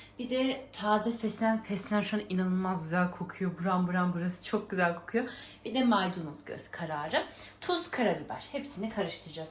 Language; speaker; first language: Turkish; early bilingual, heritage; Turkish